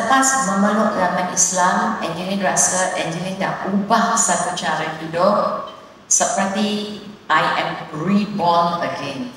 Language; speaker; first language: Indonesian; non-native, local second language; Chinese